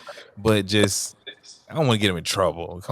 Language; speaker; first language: English; native; English